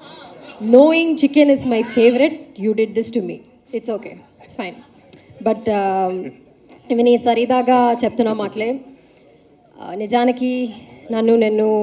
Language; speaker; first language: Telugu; non-native, learner; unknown